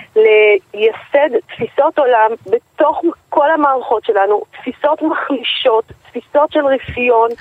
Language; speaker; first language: Hebrew; native; Hebrew